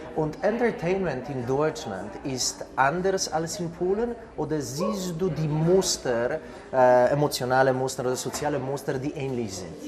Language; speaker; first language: German; non-native, fluent; Polish